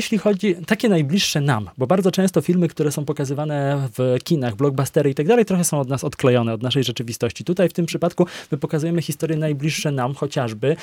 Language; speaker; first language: Polish; native; Polish